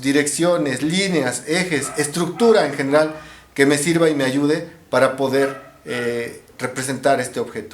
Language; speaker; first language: Spanish; native; Spanish